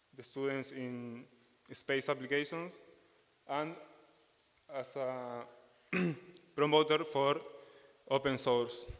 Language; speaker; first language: English; non-native, fluent; Spanish